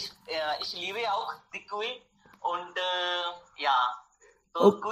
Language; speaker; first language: German; non-native, learner; Hindi